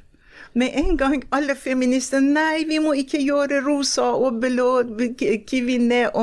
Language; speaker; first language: Norwegian; non-native, fluent; Persian